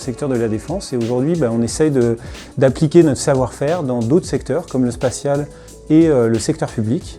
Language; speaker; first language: French; native; French